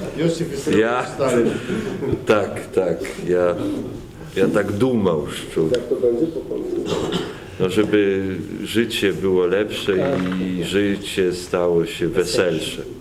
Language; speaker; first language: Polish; non-native, learner; Ukrainian